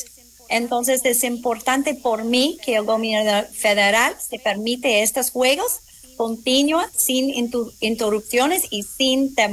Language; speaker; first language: Spanish; non-native, fluent; English